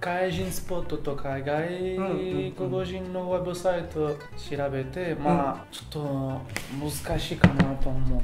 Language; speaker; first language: Japanese; non-native, learner; French